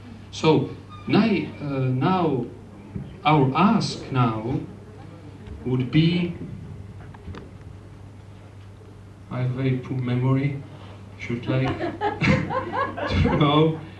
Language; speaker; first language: English; non-native, fluent; Czech